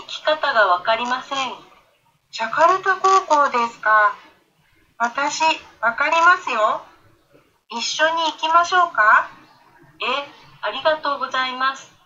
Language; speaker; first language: Japanese; non-native, fluent; Indonesian